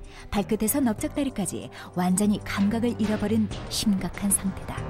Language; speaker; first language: Korean; native; Korean